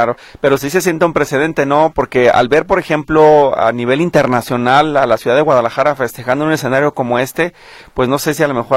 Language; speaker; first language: Spanish; native; Spanish